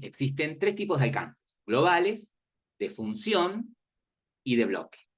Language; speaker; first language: Spanish; native; Spanish